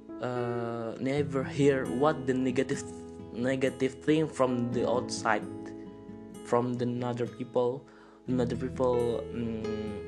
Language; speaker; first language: English; non-native, learner; Indonesian